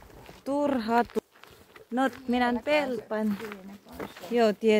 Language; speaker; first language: Finnish; non-native, learner; Filipino